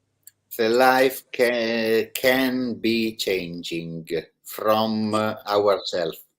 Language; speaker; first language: English; non-native, learner; Italian